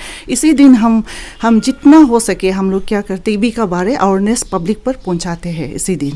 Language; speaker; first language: Hindi; non-native, local second language; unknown